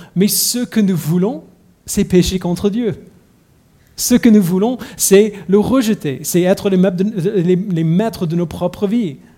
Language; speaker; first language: French; non-native, fluent; English